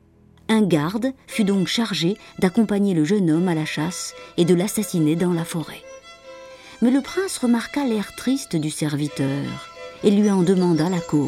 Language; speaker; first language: French; native; French